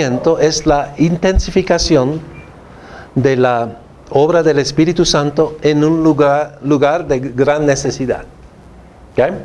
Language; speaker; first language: Spanish; non-native, fluent; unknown